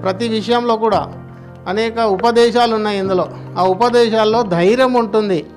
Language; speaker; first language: Telugu; non-native, local second language; Gondi